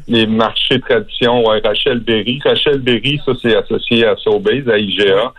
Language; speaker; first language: French; native; French